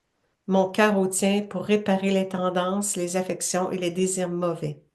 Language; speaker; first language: French; native; French